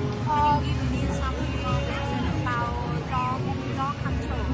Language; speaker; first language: English; non-native, learner; Vietnamese